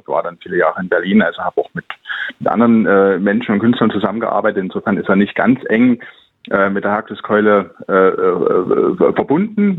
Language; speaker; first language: German; native; German